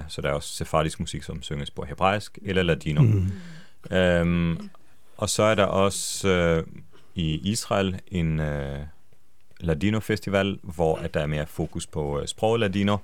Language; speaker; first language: Danish; non-native, fluent; Hebrew